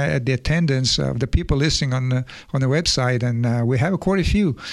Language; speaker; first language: English; non-native, fluent; Italian